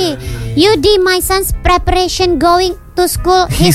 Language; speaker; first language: English; non-native, learner; Indonesian